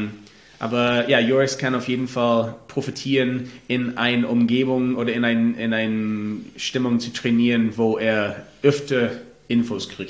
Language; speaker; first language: German; non-native, learner; English